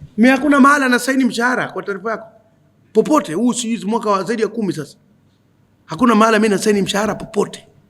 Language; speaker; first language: Swahili; native; Swahili